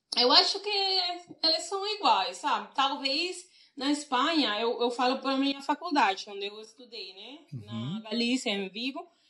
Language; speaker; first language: Portuguese; non-native, fluent; Spanish